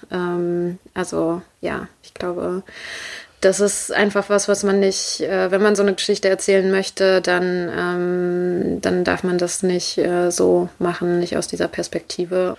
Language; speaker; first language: German; native; German